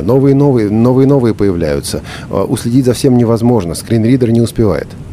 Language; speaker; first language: Russian; native; Russian